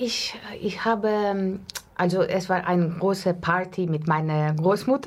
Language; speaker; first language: German; non-native, fluent; Russian